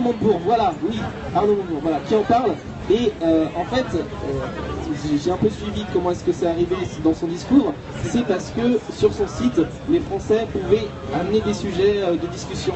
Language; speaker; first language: French; native; French